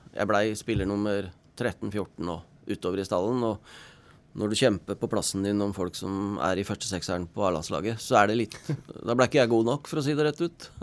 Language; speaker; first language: Norwegian; native; Norwegian